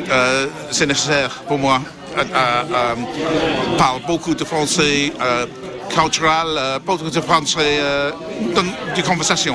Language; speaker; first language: French; non-native, learner; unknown